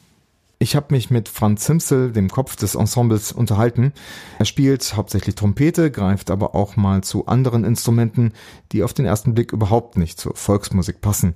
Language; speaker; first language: German; native; German